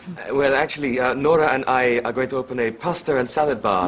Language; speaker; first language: English; non-native, fluent; Italian